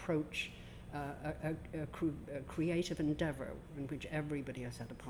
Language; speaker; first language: English; native; English